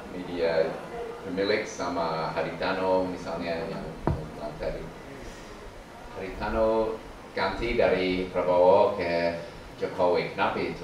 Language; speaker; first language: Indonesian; non-native, learner; English